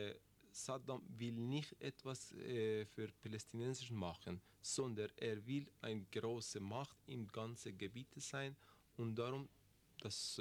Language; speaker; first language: German; non-native, learner; Persian